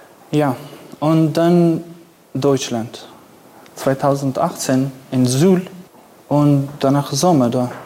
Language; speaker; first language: German; non-native, fluent; Kurdish